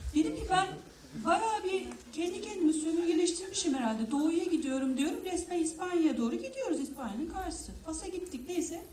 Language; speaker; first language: Turkish; native; Turkish